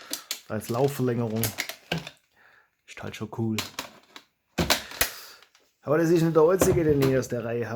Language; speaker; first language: German; native; German